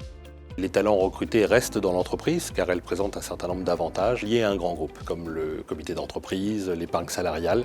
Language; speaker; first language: French; native; French